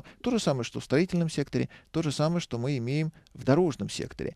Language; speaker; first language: Russian; native; Russian